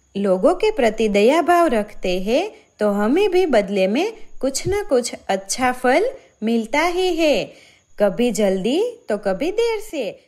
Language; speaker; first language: Hindi; native; Hindi